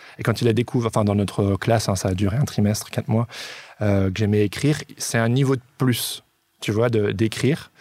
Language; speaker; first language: French; native; French